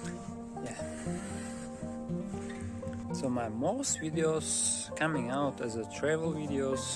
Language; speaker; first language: English; non-native, learner; Uzbek